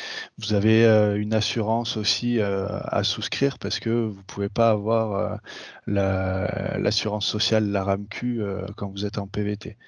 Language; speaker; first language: French; native; French